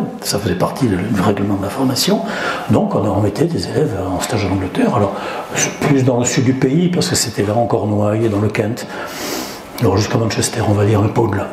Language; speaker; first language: French; native; French